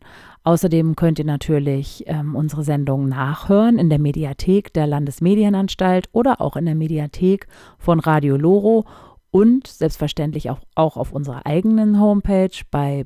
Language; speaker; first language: German; native; German